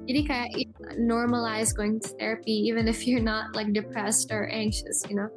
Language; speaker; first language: English; early bilingual, other home language; Indonesian